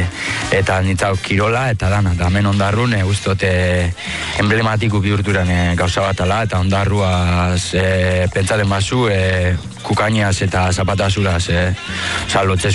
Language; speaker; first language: Basque; early bilingual, other home language; Spanish